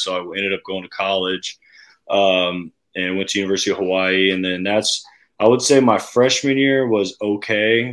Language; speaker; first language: English; native; English